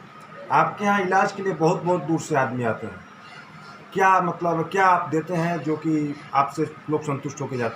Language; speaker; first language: Hindi; native; Hindi